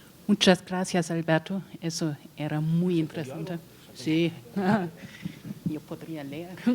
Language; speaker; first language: Spanish; non-native, learner; German